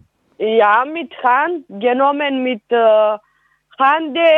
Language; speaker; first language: German; non-native, learner; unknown